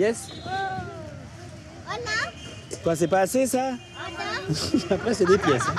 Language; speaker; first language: French; native; French